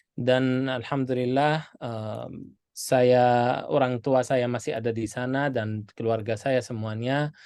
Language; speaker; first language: Indonesian; non-native, fluent; Arabic